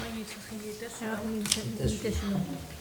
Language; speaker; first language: French; native; French